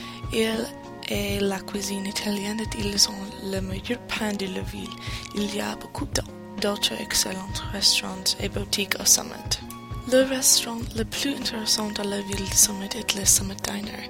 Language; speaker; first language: French; non-native, learner; English